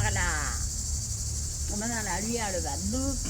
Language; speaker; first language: French; non-native, learner; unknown